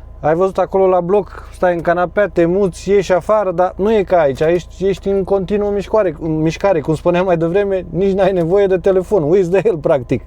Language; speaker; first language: Romanian; native; Romanian